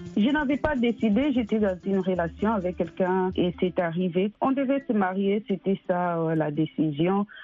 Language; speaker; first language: French; non-native, local second language; Lingala